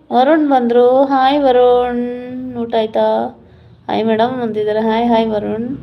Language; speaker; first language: Kannada; non-native, local second language; Malayalam